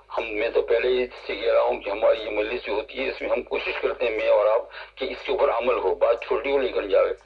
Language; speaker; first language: Urdu; non-native, local second language; Gujarati